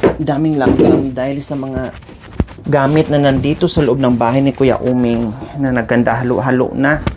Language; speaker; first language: Filipino; non-native, local second language; Cebuano